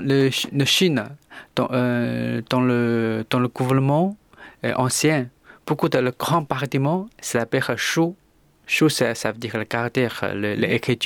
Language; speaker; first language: French; non-native, learner; Chinese